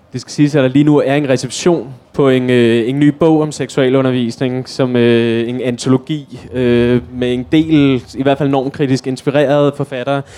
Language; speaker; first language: Danish; native; Danish